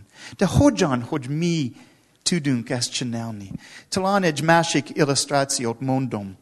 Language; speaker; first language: Hungarian; non-native, learner; English